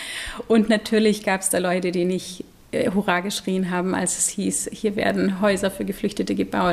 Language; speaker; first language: German; native; German